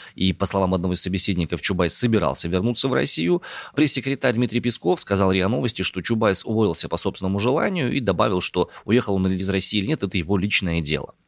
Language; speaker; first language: Russian; native; Russian